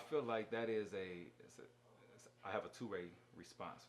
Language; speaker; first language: English; native; English